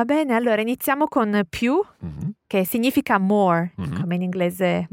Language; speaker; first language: Italian; native; Italian